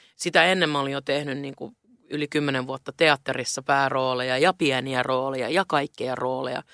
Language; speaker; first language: Finnish; non-native, local second language; Swedish